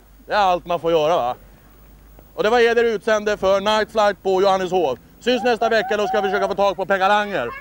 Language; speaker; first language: Swedish; native; Swedish